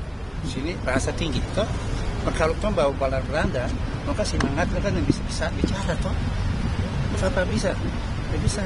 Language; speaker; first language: Indonesian; early bilingual, heritage; Dutch